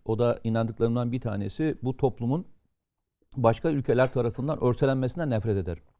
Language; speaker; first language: Turkish; native; Turkish